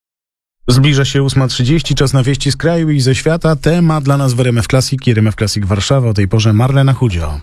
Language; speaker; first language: Polish; native; Polish